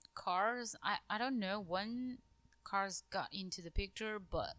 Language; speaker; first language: English; non-native, fluent; Chinese